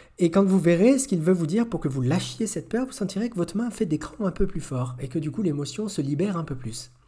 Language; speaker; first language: French; native; French